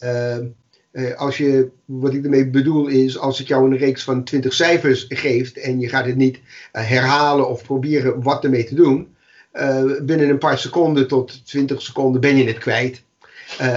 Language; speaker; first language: Dutch; non-native, fluent; English